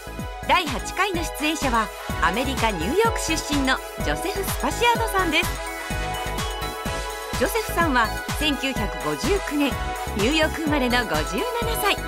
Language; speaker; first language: Japanese; native; Japanese